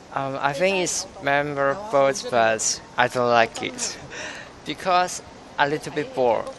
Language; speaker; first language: English; non-native, local second language; Cantonese